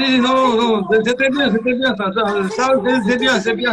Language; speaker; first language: French; non-native, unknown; Romanian